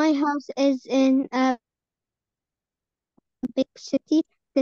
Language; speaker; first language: English; non-native, learner; Arabic